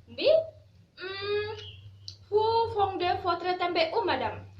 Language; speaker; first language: French; non-native, learner; Indonesian